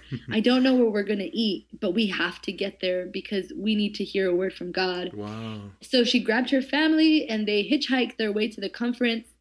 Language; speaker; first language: English; native; English